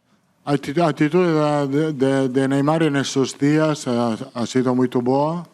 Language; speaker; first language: Portuguese; non-native, fluent; Italian